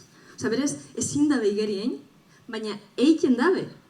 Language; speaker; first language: Basque; native; Basque